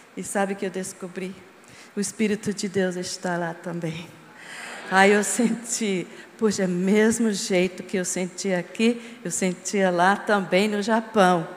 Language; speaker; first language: Portuguese; non-native, fluent; English